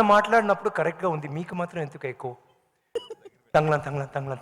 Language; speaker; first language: Telugu; non-native, learner; Tamil